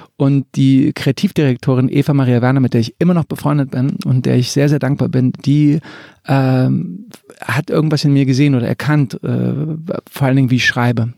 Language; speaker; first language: German; early bilingual, other home language; Croatian